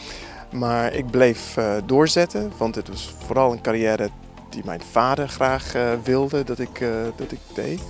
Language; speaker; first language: Dutch; non-native, fluent; English